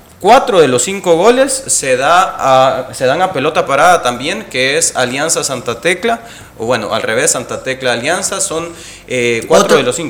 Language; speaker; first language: Spanish; native; Spanish